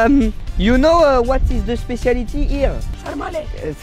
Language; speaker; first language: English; non-native, learner; French